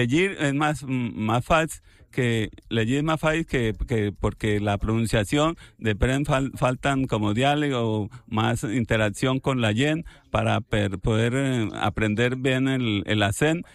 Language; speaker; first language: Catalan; non-native, learner; Spanish